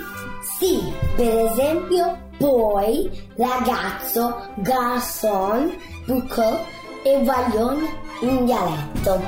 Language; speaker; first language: Italian; early bilingual, heritage; Italian